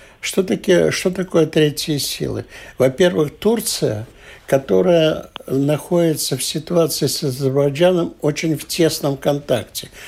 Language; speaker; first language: Russian; non-native, local second language; Latvian